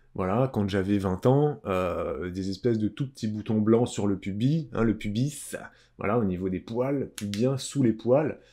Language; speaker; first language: French; native; French